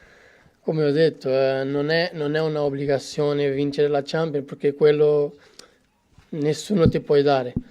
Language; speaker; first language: Italian; non-native, fluent; Portuguese